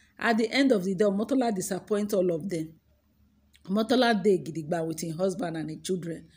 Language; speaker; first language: Nigerian Pidgin; non-native, local second language; Yoruba